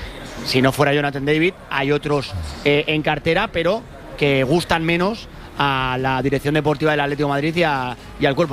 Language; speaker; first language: Spanish; native; Spanish